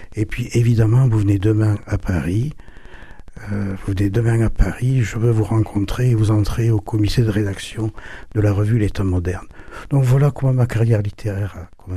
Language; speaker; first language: French; native; French